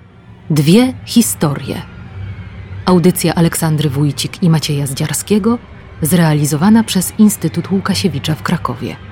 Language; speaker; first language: Polish; native; Polish